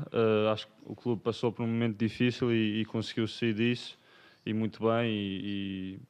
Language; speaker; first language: Portuguese; early bilingual, other home language; English